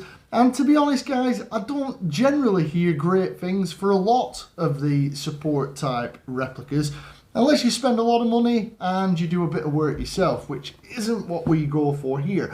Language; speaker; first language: English; native; English